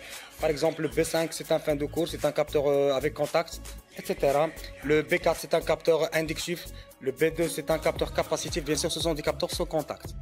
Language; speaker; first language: French; non-native, local second language; Arabic